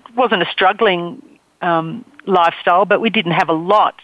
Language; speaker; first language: English; native; English